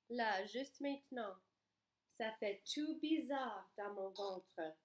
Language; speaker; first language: French; non-native, fluent; English